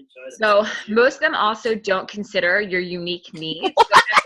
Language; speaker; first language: English; native; English